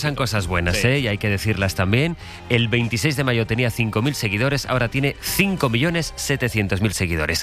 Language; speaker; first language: Spanish; native; Spanish